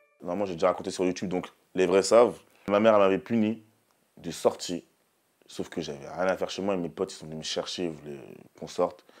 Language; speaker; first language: French; early bilingual, other home language; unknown